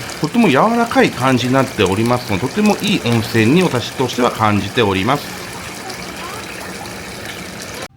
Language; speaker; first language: Japanese; native; Japanese